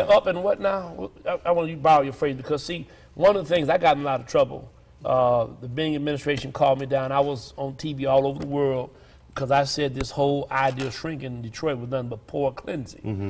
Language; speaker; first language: English; native; English